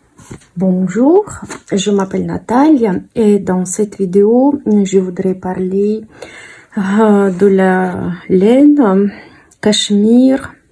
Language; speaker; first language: French; non-native, fluent; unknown